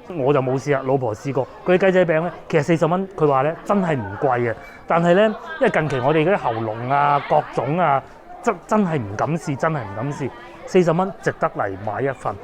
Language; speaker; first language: Cantonese; native; Cantonese